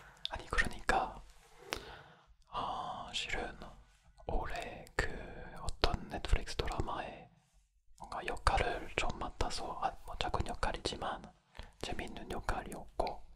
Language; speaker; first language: Korean; non-native, fluent; French